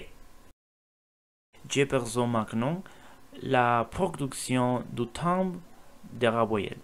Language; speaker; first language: French; non-native, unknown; Spanish